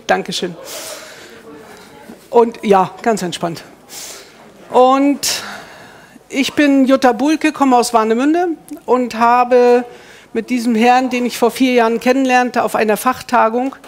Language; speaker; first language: German; native; German